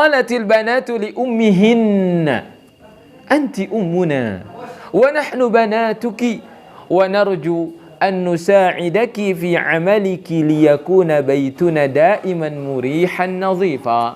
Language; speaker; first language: Arabic; non-native, fluent; Indonesian